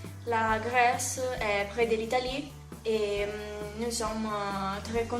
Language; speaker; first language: French; non-native, learner; Italian